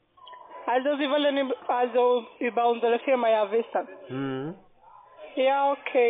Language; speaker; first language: German; non-native, learner; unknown